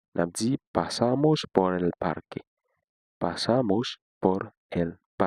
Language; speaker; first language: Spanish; non-native, fluent; Haitian Creole